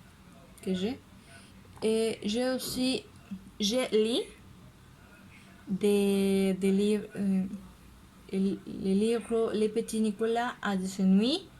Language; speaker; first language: French; non-native, learner; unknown